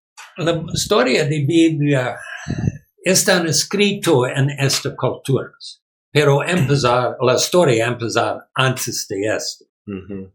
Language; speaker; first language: Spanish; non-native, learner; English